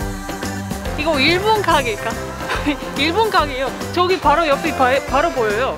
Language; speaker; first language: Korean; non-native, fluent; Italian